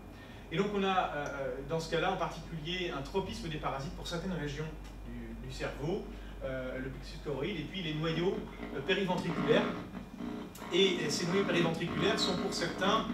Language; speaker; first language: French; native; French